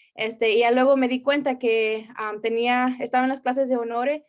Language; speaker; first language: Spanish; early bilingual, heritage; Spanish